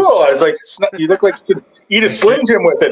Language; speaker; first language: English; native; English